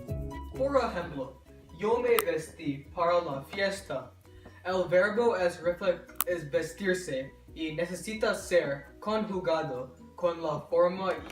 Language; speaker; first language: Spanish; non-native, learner; English